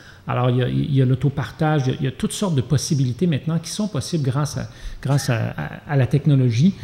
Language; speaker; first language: French; native; French